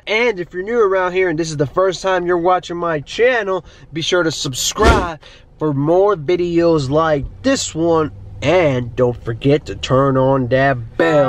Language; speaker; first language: English; native; English